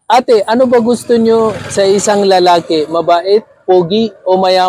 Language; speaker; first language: Filipino; non-native, learner; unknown